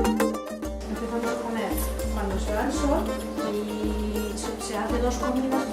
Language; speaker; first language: Spanish; non-native, learner; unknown